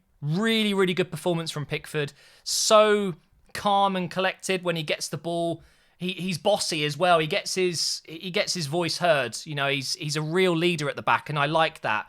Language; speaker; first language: English; native; English